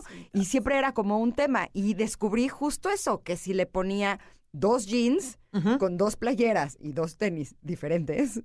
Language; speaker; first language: Spanish; native; Spanish